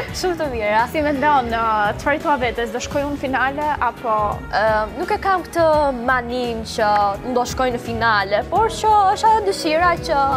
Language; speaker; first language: Albanian; native; Albanian